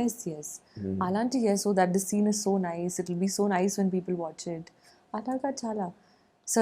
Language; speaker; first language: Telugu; non-native, learner; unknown